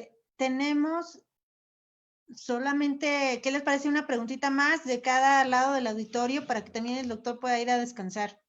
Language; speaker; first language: Spanish; native; Spanish